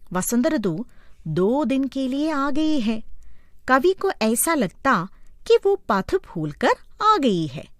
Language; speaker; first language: Hindi; non-native, local second language; Malayalam